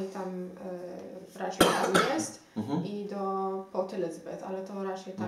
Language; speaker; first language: Polish; non-native, learner; Xhosa